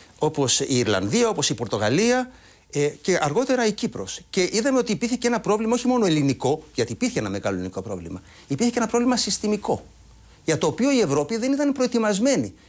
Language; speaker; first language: Greek; native; Greek